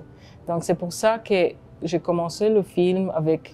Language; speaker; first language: French; non-native, fluent; Hebrew